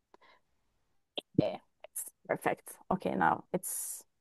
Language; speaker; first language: English; non-native, fluent; Turkish